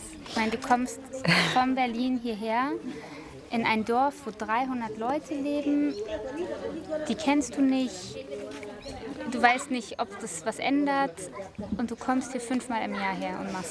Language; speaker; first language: German; native; German